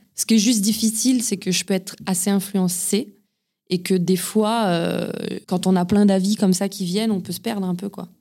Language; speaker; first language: French; native; French